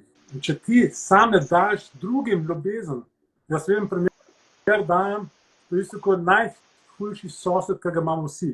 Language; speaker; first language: Slovenian; early bilingual, heritage; Slovenian